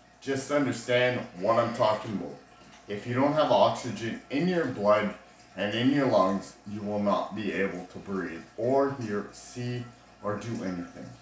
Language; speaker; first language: English; native; English